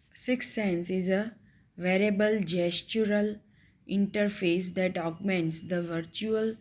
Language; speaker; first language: English; non-native, local second language; Gujarati